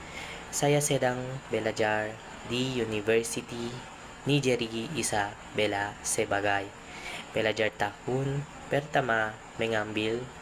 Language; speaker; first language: Indonesian; non-native, learner; Filipino